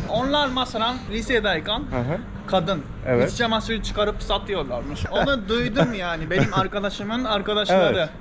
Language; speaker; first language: Turkish; non-native, fluent; Japanese